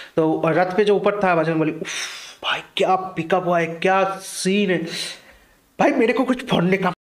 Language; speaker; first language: Hindi; non-native, local second language; Bangla